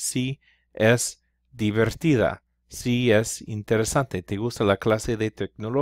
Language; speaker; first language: Spanish; non-native, fluent; English